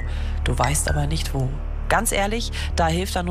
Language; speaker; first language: German; native; German